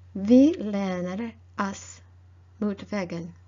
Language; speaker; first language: Norwegian; non-native, learner; English